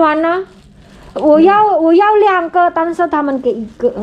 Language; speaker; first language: Chinese; non-native, learner; Javanese